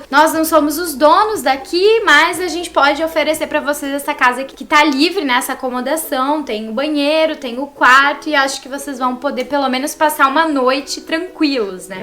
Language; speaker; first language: Portuguese; native; Portuguese